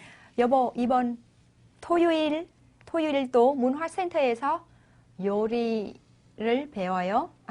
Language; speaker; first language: Korean; non-native, fluent; Vietnamese